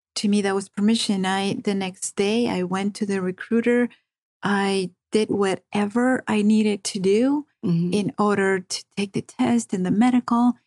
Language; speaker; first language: English; early bilingual, other home language; Spanish